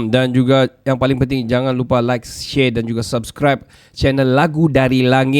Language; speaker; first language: Malay; native; Malay